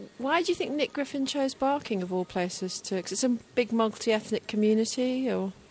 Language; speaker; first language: English; native; English